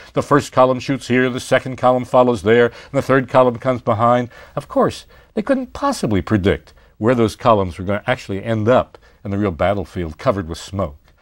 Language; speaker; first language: English; native; English